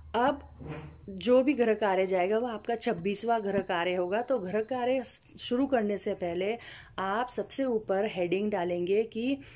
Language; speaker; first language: Hindi; native; Hindi